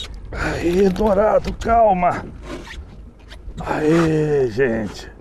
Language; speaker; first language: Portuguese; native; Portuguese